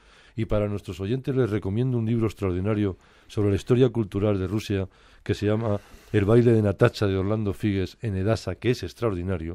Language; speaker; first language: Spanish; native; Spanish